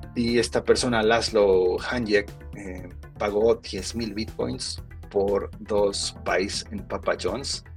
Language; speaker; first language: Spanish; early bilingual, heritage; Spanish